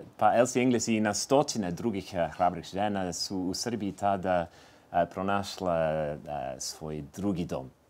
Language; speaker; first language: Serbian; non-native, fluent; English